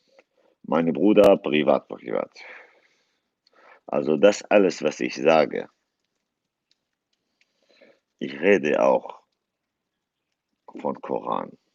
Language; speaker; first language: German; non-native, fluent; Kurdish